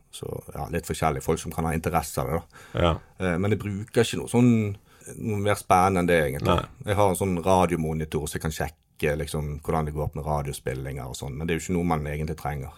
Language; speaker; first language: Norwegian; native; Norwegian